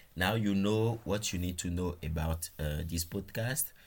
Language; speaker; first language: English; non-native, fluent; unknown